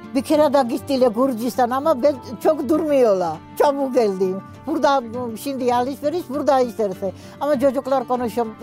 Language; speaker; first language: Turkish; non-native, learner; Georgian